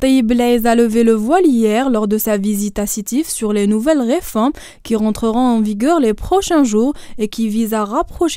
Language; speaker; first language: French; non-native, local second language; Arabic